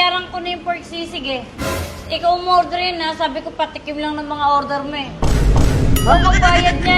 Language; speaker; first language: Filipino; native; Filipino